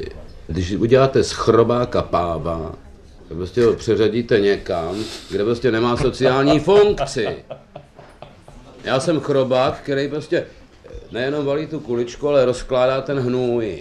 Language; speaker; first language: Czech; native; Czech